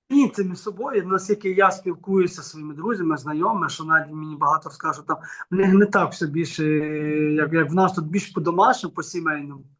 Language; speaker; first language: Ukrainian; native; Ukrainian